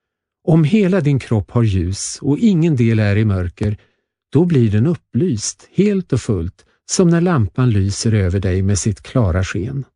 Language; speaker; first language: Swedish; native; Swedish